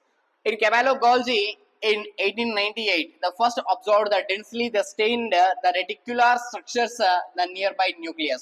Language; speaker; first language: English; non-native, local second language; Telugu